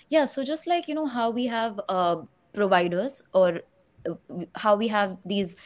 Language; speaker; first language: English; non-native, local second language; Hindi